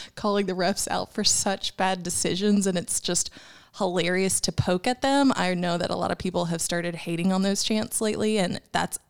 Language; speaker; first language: English; native; English